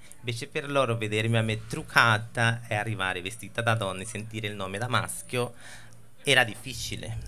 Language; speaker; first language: Italian; non-native, fluent; Spanish